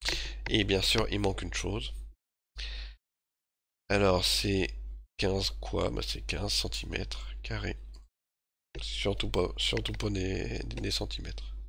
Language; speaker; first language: French; native; French